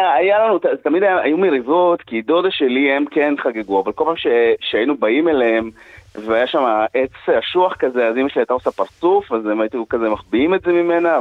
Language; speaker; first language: Hebrew; early bilingual, other home language; Russian